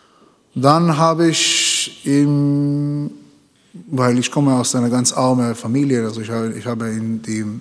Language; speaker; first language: German; non-native, learner; Hebrew